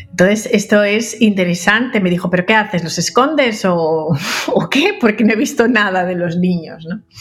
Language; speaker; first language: Spanish; early bilingual, other home language; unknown